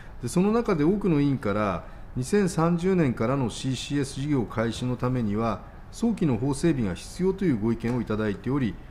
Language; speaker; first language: Japanese; native; Japanese